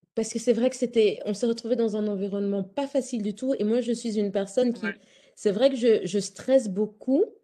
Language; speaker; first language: French; native; French